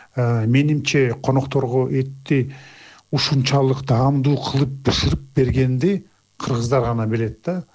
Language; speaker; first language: Kyrgyz; non-native, local second language; Azerbaijani